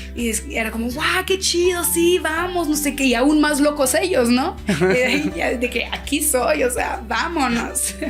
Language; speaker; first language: Spanish; non-native, fluent; French